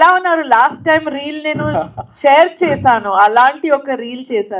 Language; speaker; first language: Telugu; non-native, local second language; Hindi